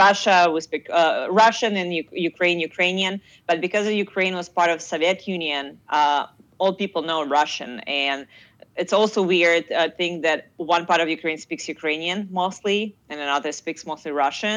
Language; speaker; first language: English; non-native, fluent; Russian